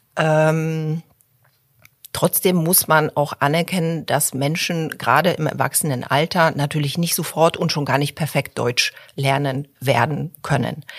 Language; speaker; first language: German; early bilingual, other home language; Polish